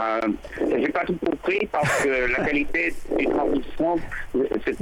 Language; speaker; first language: French; non-native, learner; English